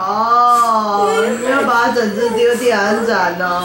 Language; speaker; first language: Chinese; native; Chinese